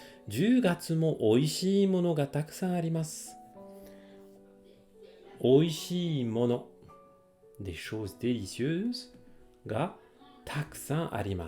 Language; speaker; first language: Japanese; non-native, fluent; French